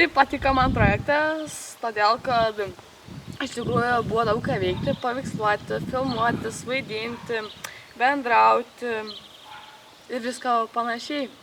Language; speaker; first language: Lithuanian; native; Lithuanian